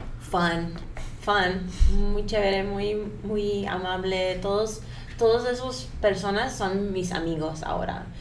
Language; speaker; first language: Spanish; early bilingual, heritage; Spanish